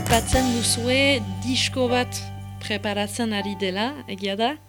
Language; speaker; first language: Basque; native; Basque